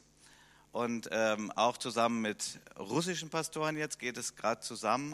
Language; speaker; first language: German; native; German